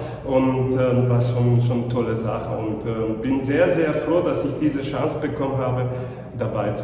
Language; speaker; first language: German; non-native, fluent; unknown